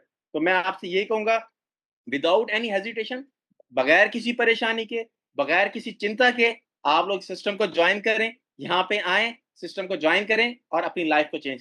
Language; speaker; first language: Hindi; native; Hindi